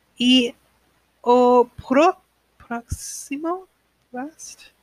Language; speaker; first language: Portuguese; non-native, learner; English